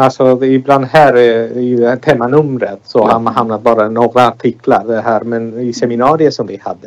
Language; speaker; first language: Swedish; non-native, fluent; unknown